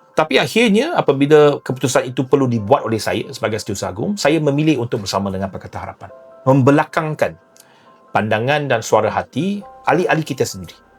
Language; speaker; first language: Malay; non-native, local second language; Chinese